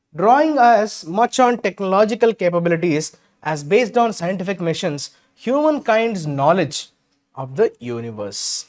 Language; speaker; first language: English; non-native, local second language; Telugu